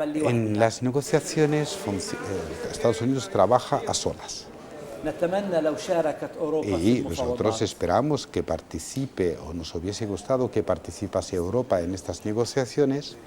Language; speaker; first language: Spanish; non-native, fluent; Arabic